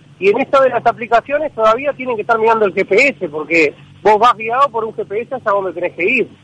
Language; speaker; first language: Spanish; native; Spanish